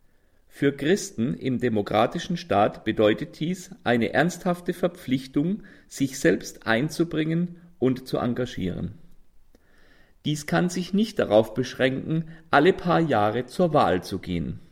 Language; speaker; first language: German; native; German